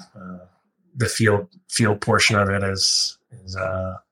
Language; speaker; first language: English; native; English